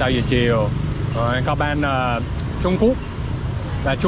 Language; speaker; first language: Vietnamese; non-native, learner; English